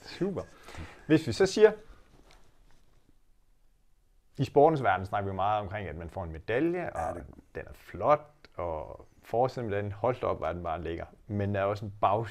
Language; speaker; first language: Danish; native; Danish